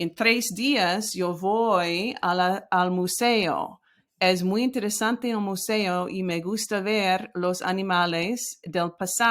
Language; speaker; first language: Spanish; non-native, fluent; English